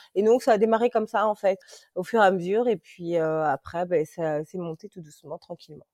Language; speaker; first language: French; early bilingual, other home language; Lingala